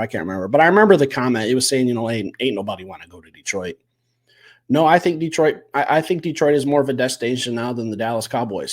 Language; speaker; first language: English; native; English